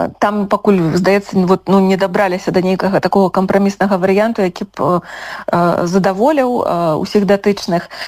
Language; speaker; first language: Belarusian; native; Belarusian